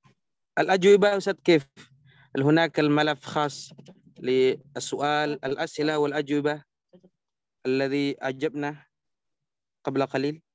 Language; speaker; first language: Arabic; non-native, learner; Indonesian